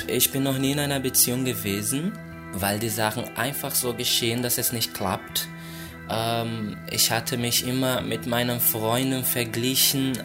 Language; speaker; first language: German; non-native, fluent; Portuguese